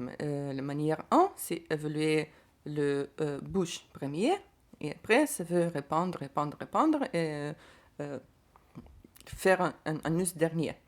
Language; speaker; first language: French; non-native, learner; Lithuanian